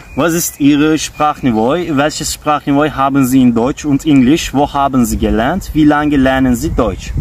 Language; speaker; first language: German; non-native, learner; Turkish